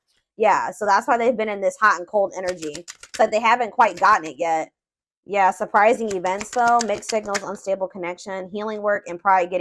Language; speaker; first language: English; native; English